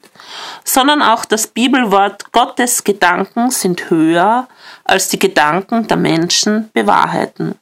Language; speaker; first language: German; native; German